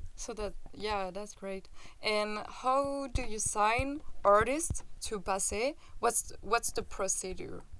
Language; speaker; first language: English; non-native, fluent; French